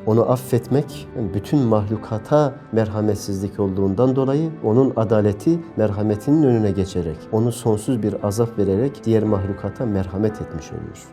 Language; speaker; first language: Turkish; native; Turkish